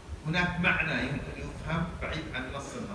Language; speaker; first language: Arabic; native; Arabic